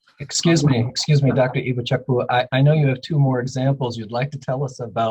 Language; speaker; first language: English; native; English